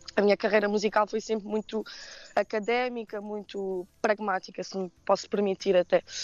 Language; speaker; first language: Portuguese; early bilingual, heritage; Portuguese